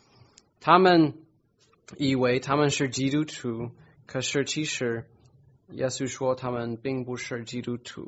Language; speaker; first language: Chinese; non-native, fluent; English